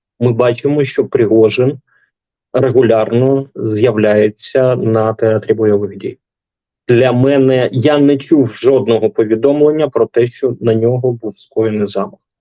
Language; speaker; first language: Ukrainian; non-native, local second language; Russian